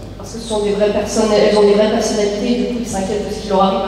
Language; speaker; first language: French; native; French